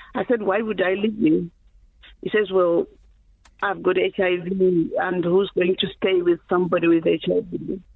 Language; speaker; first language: English; non-native, local second language; Shona